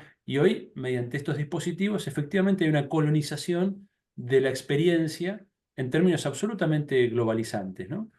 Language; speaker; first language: Spanish; native; Spanish